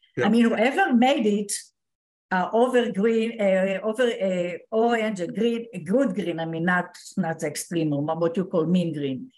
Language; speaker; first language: English; non-native, fluent; Hebrew